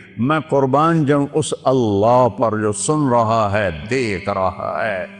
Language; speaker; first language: Urdu; non-native, local second language; Punjabi